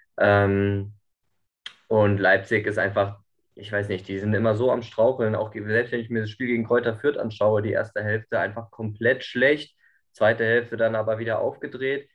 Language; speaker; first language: German; native; German